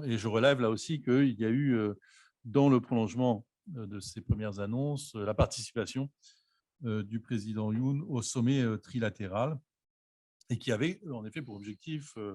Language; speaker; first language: French; native; French